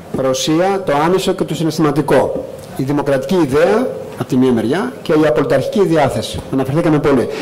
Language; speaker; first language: Greek; early bilingual, other home language; English